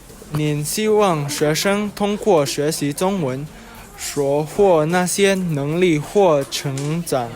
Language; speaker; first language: Chinese; non-native, learner; Indonesian